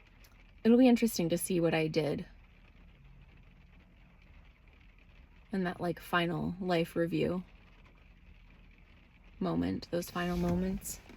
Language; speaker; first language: English; native; English